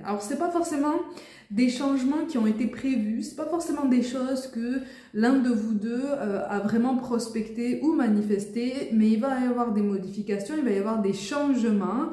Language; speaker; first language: French; native; French